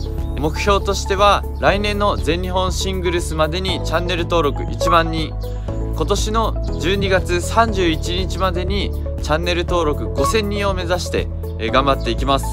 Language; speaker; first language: Japanese; native; Japanese